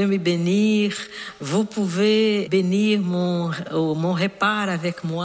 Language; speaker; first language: French; non-native, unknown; Portuguese